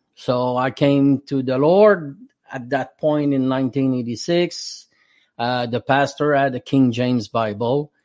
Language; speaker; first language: English; non-native, fluent; French